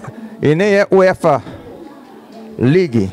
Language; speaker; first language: Portuguese; native; Portuguese